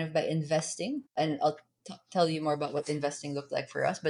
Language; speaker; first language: English; non-native, local second language; Filipino